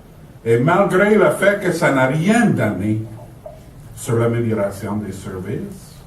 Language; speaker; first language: French; native; French